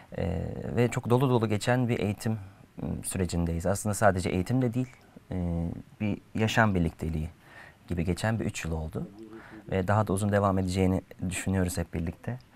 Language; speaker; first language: Turkish; native; Turkish